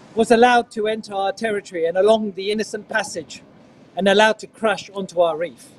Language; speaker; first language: English; non-native, local second language; Morisyen